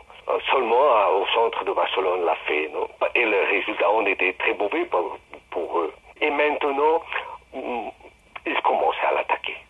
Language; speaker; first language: French; non-native, fluent; Spanish